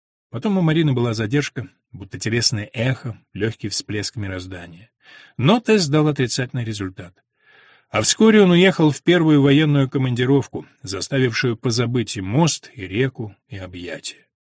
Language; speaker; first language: Russian; native; Russian